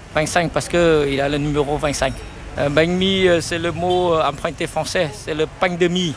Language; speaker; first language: French; non-native, fluent; Vietnamese